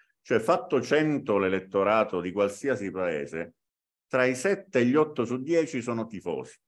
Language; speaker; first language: Italian; native; Italian